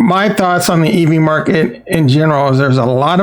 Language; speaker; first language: English; native; English